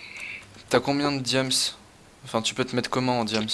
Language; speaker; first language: French; native; French